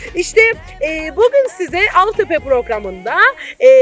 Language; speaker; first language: Turkish; native; Turkish